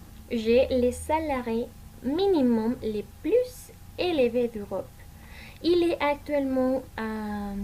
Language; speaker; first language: French; non-native, learner; Spanish